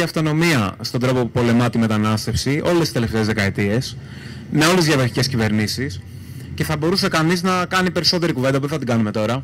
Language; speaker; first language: Greek; native; Greek